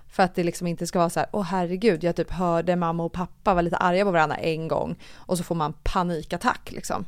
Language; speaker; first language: Swedish; native; Swedish